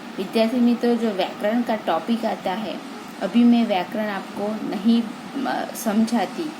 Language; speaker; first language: Hindi; non-native, local second language; Gujarati